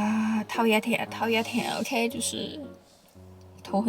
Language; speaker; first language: Chinese; early bilingual, heritage; Chinese